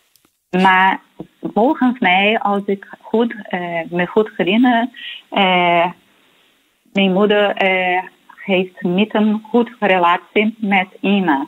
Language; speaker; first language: Dutch; non-native, local second language; Portuguese